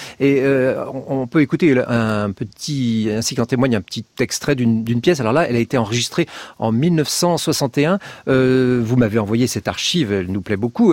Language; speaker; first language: French; native; French